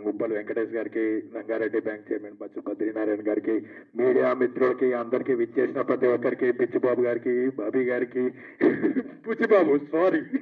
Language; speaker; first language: Telugu; native; Telugu